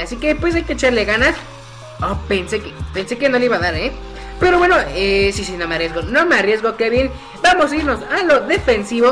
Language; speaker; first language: Spanish; native; Spanish